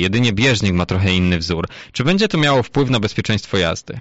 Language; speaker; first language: Polish; native; Polish